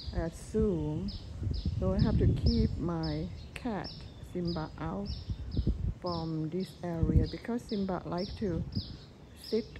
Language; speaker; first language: English; non-native, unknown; Thai